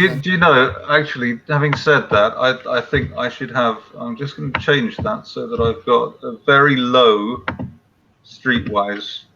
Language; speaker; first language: English; native; English